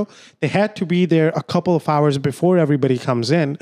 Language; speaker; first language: English; non-native, local second language; Urdu